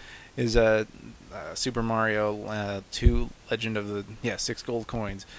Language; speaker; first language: English; native; English